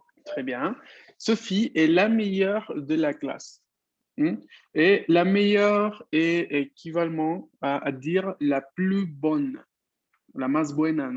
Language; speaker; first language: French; non-native, fluent; Spanish